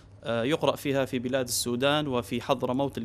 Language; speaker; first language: Arabic; native; Arabic